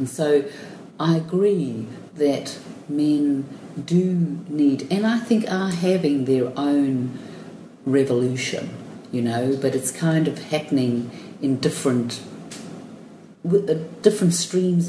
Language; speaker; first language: English; native; English